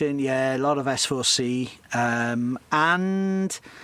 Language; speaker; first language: English; native; English